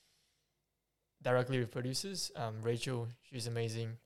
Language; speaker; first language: English; non-native, local second language; Chinese